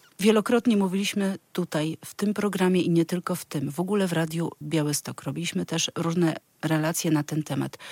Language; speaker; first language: Polish; native; Polish